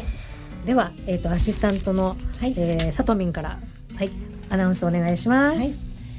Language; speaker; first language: Japanese; native; Japanese